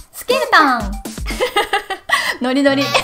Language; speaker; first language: Japanese; native; Japanese